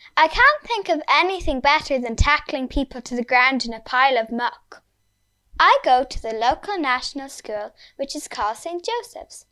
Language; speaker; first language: English; native; English